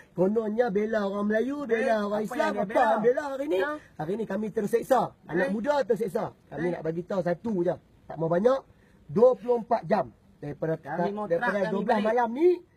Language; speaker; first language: Malay; native; Malay